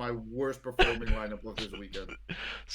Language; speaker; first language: English; non-native, fluent; Dutch